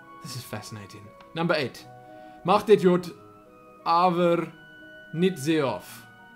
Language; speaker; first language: German; non-native, learner; English